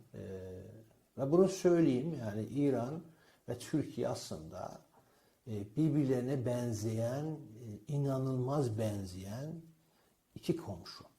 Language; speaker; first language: Turkish; non-native, fluent; Persian